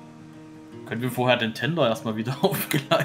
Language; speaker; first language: German; native; German